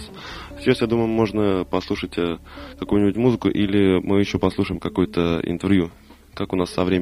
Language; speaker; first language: Russian; native; Russian